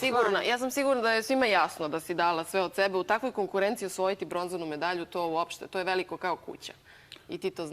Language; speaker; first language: Bosnian; native; Bosnian